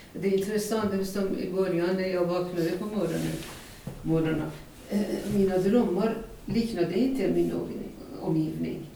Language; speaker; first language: Swedish; non-native, fluent; Persian